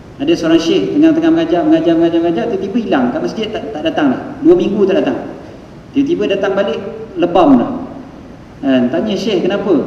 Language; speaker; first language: Malay; native; Malay